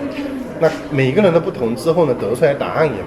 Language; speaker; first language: Chinese; native; Chinese